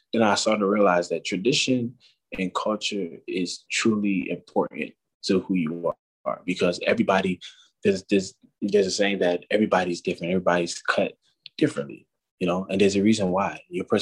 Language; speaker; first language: English; native; English